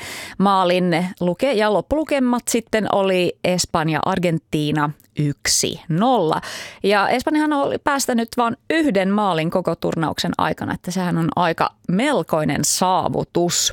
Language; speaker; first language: Finnish; native; Finnish